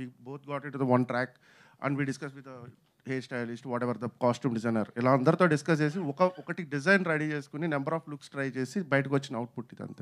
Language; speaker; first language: Telugu; native; Telugu